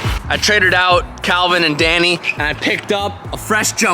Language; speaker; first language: English; native; English